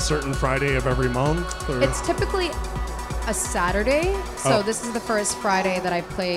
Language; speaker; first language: English; non-native, local second language; Hiligaynon